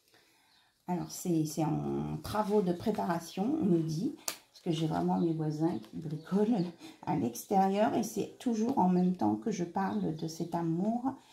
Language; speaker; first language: French; native; French